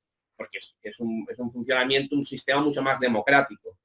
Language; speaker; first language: Spanish; native; Spanish